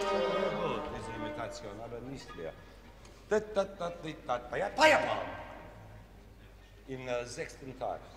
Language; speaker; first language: German; non-native, fluent; English